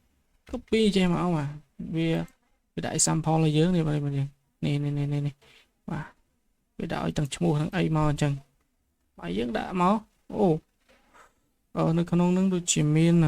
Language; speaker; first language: Khmer; native; Khmer